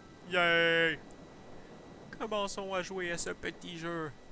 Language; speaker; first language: French; native; French